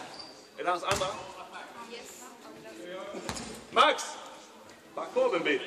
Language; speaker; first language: Swedish; native; Swedish